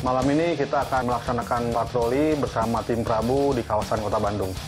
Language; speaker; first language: Indonesian; native; Indonesian